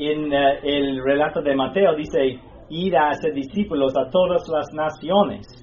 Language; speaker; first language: Spanish; non-native, fluent; English